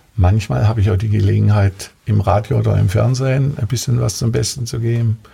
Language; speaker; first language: German; native; German